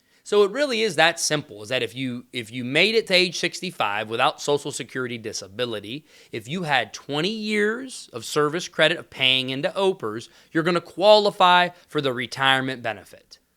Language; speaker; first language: English; native; English